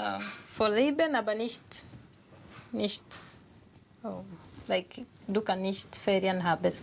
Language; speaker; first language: German; non-native, learner; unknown